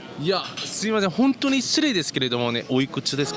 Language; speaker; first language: Japanese; non-native, fluent; Korean